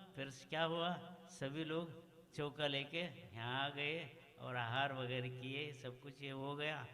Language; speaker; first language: Hindi; non-native, local second language; Kannada